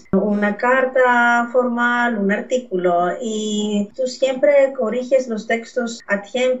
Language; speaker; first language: Spanish; non-native, fluent; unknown